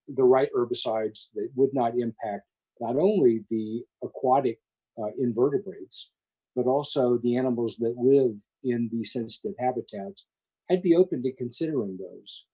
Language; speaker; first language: English; native; English